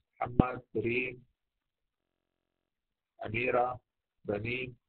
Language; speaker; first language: Arabic; native; Arabic